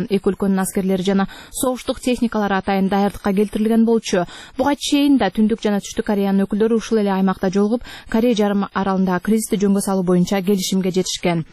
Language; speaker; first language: Kyrgyz; native; Kyrgyz